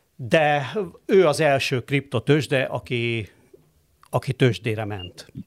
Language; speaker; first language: Hungarian; native; Hungarian